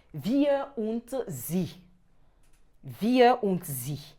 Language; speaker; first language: German; non-native, fluent; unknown